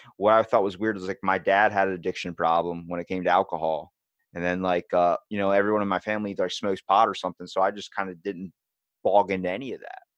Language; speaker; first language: English; native; English